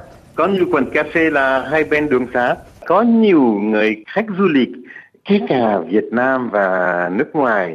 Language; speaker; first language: Vietnamese; non-native, fluent; French